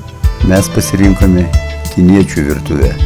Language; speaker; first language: Lithuanian; native; Lithuanian